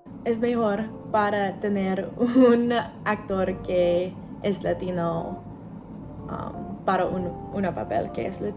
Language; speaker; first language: Spanish; non-native, learner; English